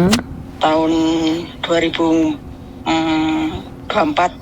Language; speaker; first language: Indonesian; native; Indonesian